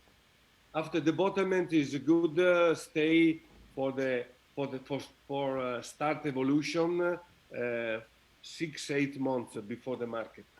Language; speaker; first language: English; non-native, learner; Italian